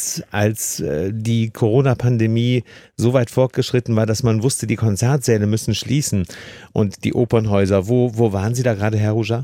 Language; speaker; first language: German; native; German